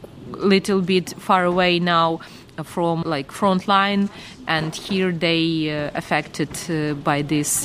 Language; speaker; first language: English; non-native, fluent; Ukrainian